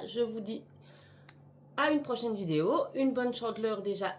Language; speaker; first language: French; native; French